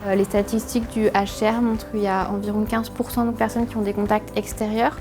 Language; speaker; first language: French; native; French